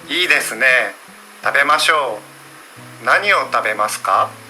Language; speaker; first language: Japanese; non-native, learner; Indonesian